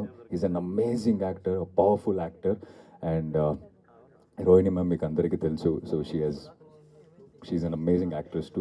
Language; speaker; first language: Telugu; non-native, fluent; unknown